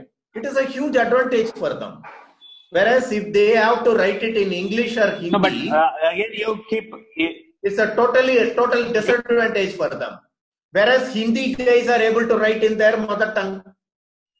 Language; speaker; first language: English; non-native, local second language; Tamil